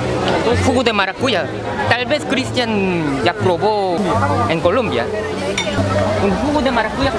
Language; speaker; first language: Spanish; non-native, fluent; Korean